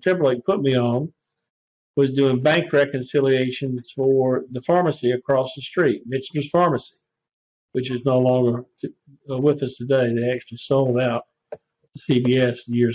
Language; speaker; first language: English; native; English